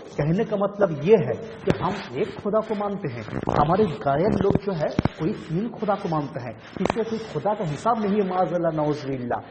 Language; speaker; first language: Urdu; non-native, local second language; Bangla